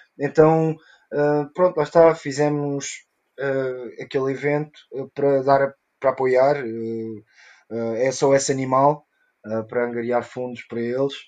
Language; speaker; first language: Portuguese; early bilingual, heritage; Portuguese